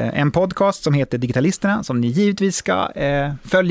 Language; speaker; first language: Swedish; native; Swedish